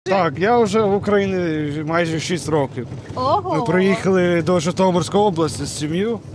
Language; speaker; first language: Ukrainian; non-native, learner; English